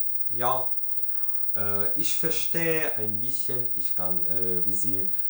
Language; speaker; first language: German; non-native, learner; Ukrainian